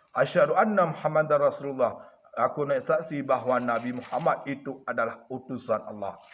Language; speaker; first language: Malay; non-native, local second language; Achinese